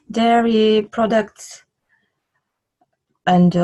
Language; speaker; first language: English; non-native, learner; Russian